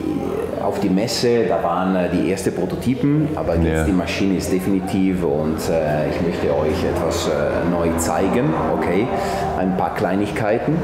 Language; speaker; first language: German; non-native, fluent; Italian